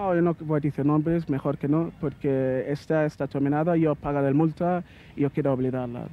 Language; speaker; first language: Spanish; non-native, learner; English